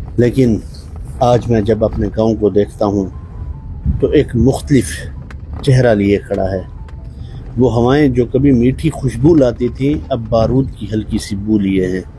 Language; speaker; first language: Urdu; non-native, local second language; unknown